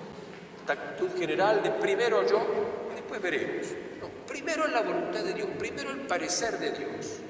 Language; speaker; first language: Spanish; native; Spanish